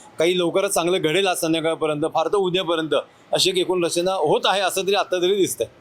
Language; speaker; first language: Marathi; native; Marathi